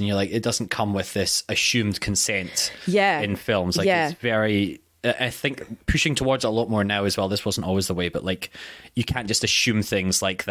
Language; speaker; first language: English; native; English